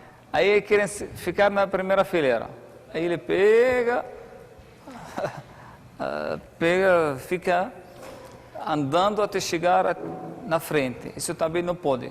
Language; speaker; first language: Portuguese; non-native, fluent; Arabic